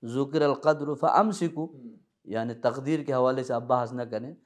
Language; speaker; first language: Urdu; early bilingual, other home language; Balti